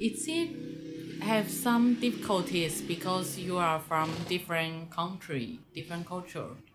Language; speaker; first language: English; non-native, learner; Chinese